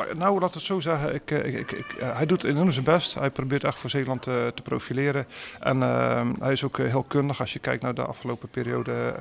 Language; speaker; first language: Dutch; native; Dutch